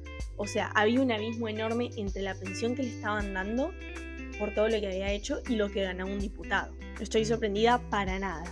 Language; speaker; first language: Spanish; native; Spanish